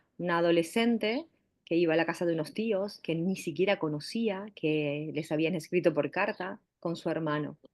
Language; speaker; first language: Spanish; native; Spanish